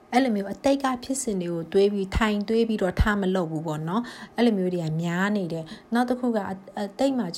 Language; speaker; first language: Burmese; non-native, local second language; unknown